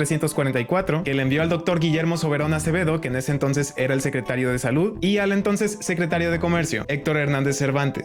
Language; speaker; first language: Spanish; native; Spanish